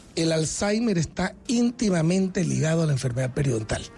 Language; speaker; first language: Spanish; native; Spanish